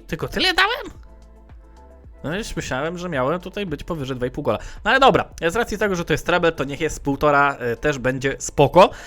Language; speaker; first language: Polish; native; Polish